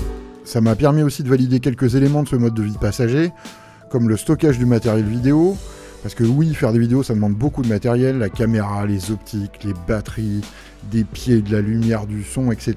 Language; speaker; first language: French; native; French